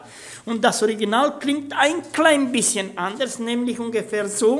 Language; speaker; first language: German; non-native, fluent; Romanian